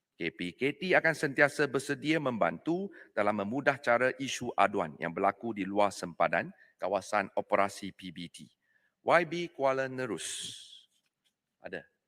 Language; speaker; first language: Malay; non-native, local second language; Chinese